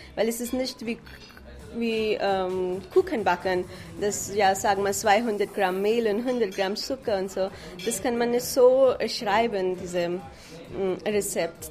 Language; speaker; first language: German; non-native, fluent; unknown